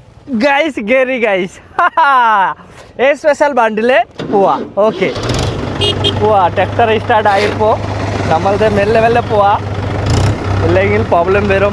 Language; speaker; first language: Malayalam; non-native, learner; Bangla